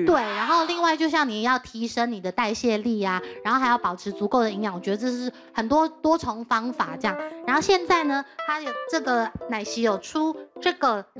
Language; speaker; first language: Chinese; native; Chinese